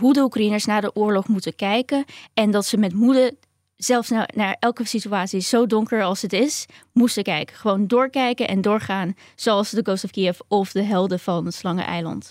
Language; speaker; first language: Dutch; early bilingual, other home language; Ukrainian